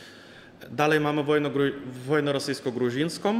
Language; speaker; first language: Polish; non-native, fluent; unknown